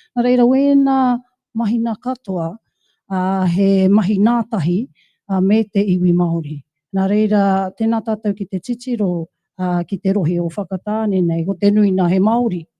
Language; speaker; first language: Māori; native; Māori